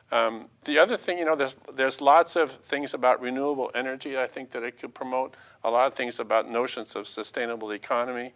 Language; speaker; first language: English; native; English